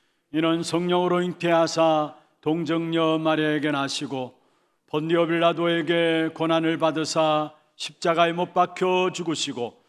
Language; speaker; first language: Korean; native; Korean